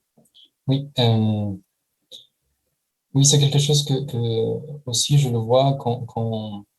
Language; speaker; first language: French; non-native, fluent; Spanish